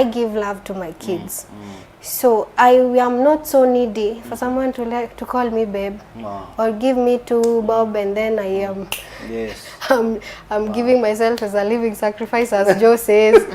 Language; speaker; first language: English; non-native, local second language; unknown